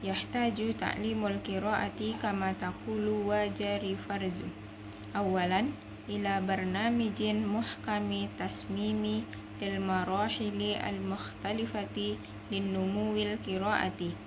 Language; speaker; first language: Arabic; non-native, learner; Indonesian